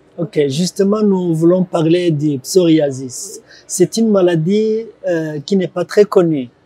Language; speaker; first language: French; non-native, local second language; Kinyarwanda